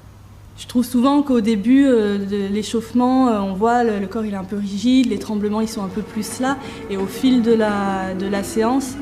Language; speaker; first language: French; native; French